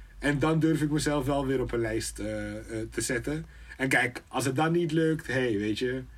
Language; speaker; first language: Dutch; native; Dutch